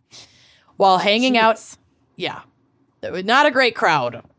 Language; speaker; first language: English; native; English